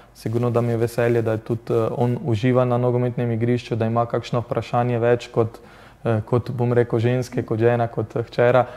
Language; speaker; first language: Slovenian; native; Slovenian